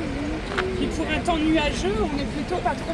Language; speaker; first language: French; native; French